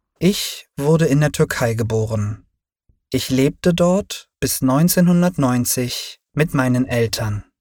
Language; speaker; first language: German; early bilingual, other home language; Turkish